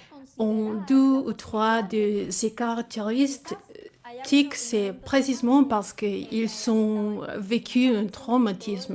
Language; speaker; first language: French; non-native, fluent; Spanish